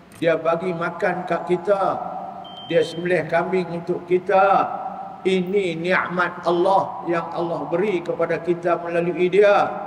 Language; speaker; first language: Malay; native; Malay